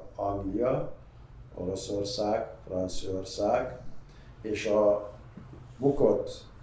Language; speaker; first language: Hungarian; non-native, fluent; Arabic